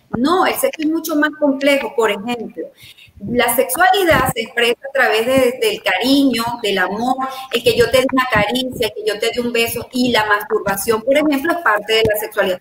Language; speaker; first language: Spanish; native; Spanish